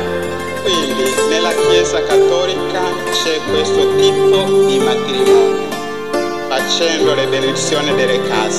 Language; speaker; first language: Italian; non-native, fluent; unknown